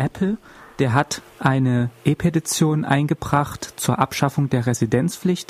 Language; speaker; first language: German; native; German